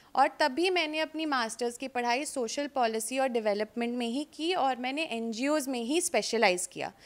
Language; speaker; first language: Hindi; native; Hindi